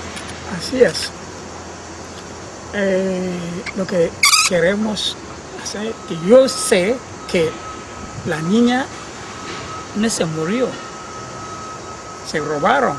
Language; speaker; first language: Spanish; non-native, learner; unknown